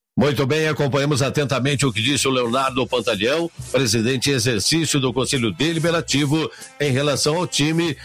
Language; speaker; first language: Portuguese; native; Portuguese